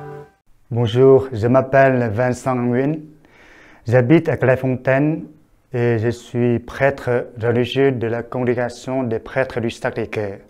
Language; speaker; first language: French; non-native, fluent; Vietnamese